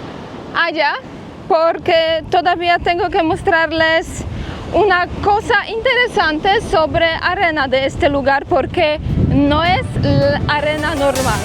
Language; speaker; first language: Spanish; non-native, fluent; Polish